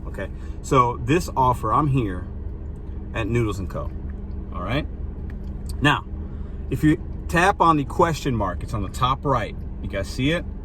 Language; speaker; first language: English; native; English